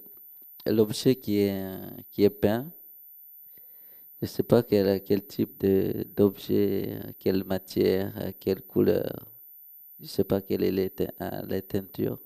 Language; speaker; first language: French; non-native, local second language; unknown